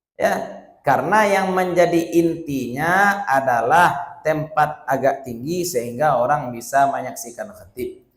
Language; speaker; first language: Malay; non-native, local second language; Minangkabau